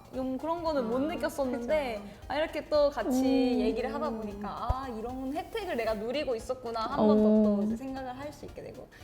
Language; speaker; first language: Korean; native; Korean